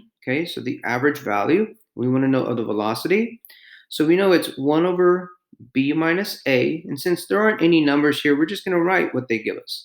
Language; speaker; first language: English; native; English